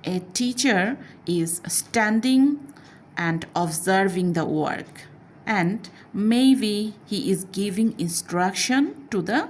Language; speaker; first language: English; non-native, local second language; Bangla